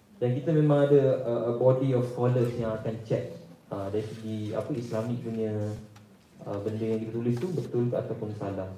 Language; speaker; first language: Malay; native; Malay